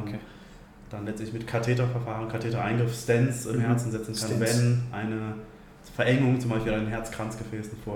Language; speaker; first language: German; native; German